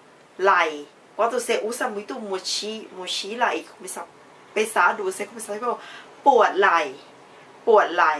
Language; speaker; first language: Portuguese; non-native, fluent; Thai